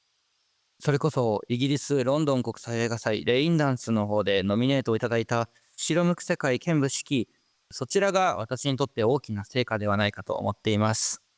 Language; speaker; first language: Japanese; native; Japanese